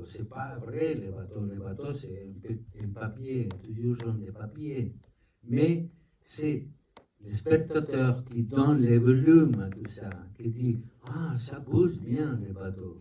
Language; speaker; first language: French; non-native, learner; Spanish